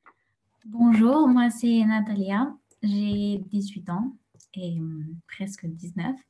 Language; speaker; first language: French; non-native, fluent; Spanish